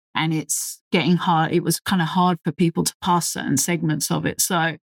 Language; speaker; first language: English; native; English